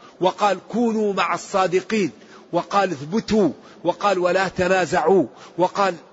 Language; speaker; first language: Arabic; native; Arabic